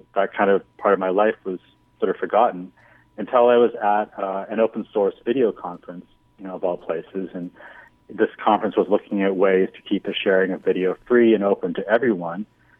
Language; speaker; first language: English; native; English